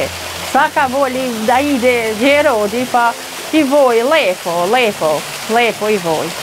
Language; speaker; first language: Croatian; non-native, learner; Albanian